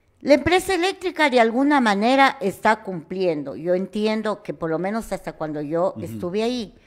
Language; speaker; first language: Spanish; native; Spanish